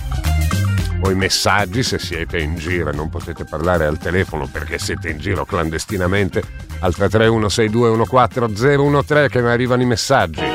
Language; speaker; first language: Italian; native; Italian